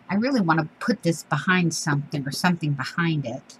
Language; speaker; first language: English; native; English